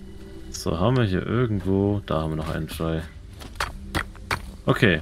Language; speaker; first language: German; native; German